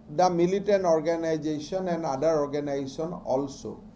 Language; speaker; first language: English; non-native, local second language; Assamese